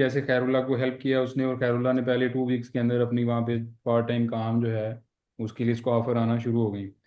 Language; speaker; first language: Urdu; native; Urdu